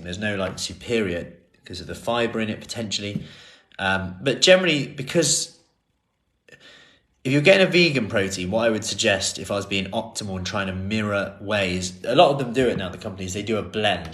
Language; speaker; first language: English; native; English